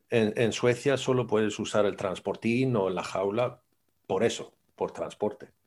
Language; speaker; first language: Spanish; non-native, fluent; Swedish